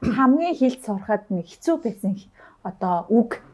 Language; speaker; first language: Mongolian; native; Mongolian